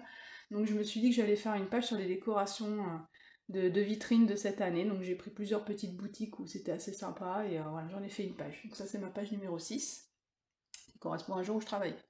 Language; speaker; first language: French; native; French